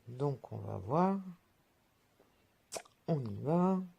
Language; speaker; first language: French; native; French